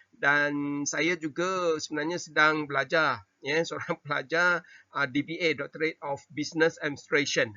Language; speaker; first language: Malay; non-native, local second language; Chinese